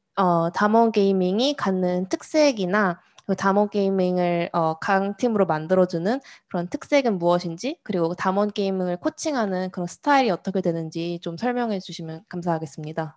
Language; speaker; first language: Korean; native; Korean